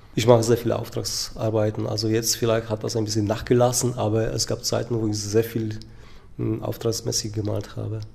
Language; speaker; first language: German; non-native, fluent; Polish